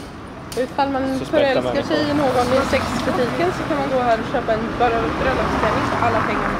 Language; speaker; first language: Swedish; native; Swedish